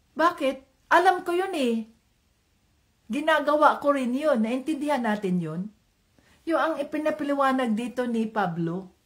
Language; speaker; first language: Filipino; non-native, local second language; Cebuano